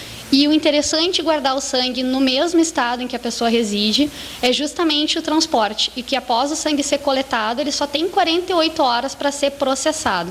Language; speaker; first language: Portuguese; native; Portuguese